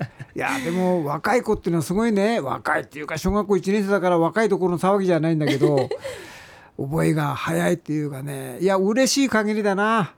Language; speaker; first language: Japanese; native; Japanese